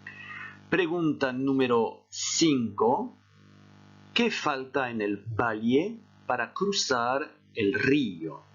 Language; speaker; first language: Spanish; non-native, fluent; French